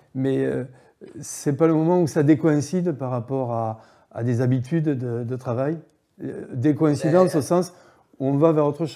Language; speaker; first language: French; native; French